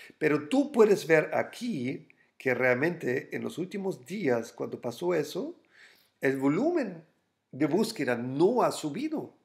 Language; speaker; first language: Spanish; non-native, fluent; German